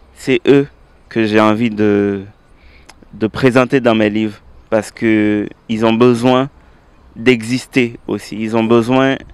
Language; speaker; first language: French; native; French